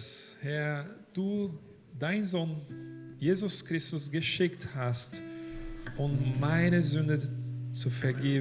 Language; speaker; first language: German; non-native, fluent; Portuguese